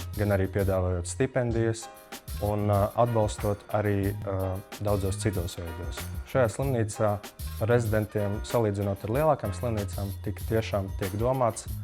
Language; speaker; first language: Latvian; native; Latvian